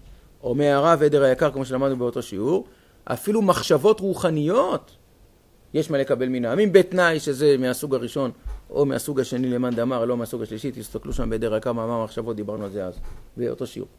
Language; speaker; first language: Hebrew; native; Hebrew